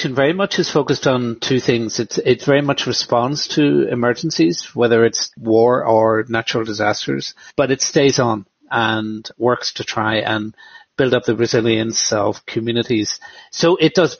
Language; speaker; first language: English; native; English